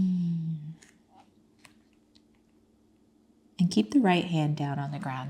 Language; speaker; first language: English; native; English